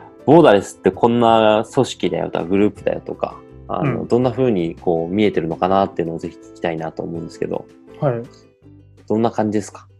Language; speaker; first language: Japanese; native; Japanese